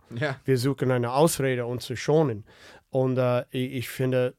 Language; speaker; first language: German; non-native, fluent; English